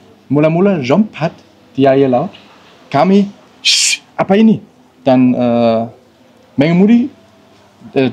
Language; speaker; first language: Indonesian; non-native, learner; German